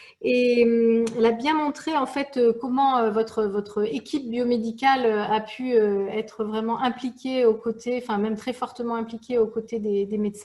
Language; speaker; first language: French; native; French